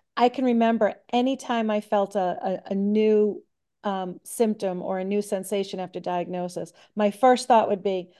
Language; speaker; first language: English; native; English